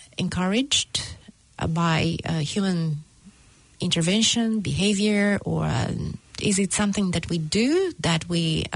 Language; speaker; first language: English; non-native, fluent; Romanian